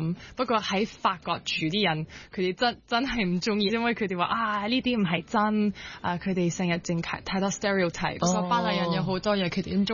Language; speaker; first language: Cantonese; non-native, local second language; French